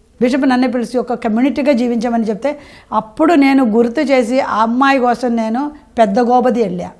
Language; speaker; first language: Telugu; non-native, fluent; Malayalam